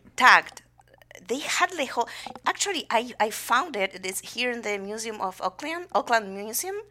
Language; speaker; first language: English; non-native, fluent; Spanish